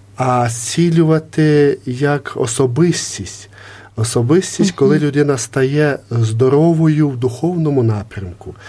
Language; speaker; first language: Ukrainian; native; Ukrainian